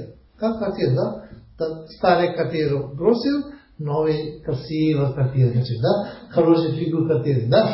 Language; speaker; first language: Russian; non-native, learner; Tibetan